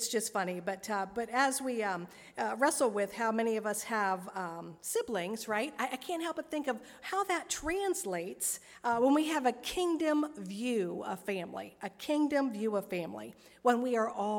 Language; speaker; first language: English; native; English